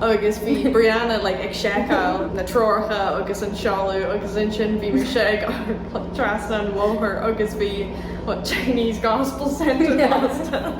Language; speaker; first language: Irish; non-native, learner; English